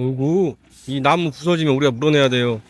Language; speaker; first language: Korean; native; Korean